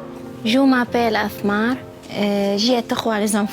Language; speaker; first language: French; non-native, learner; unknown